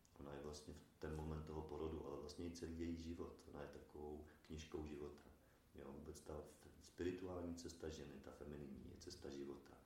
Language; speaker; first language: Czech; native; Czech